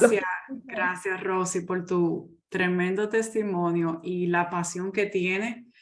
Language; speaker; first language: Spanish; native; Spanish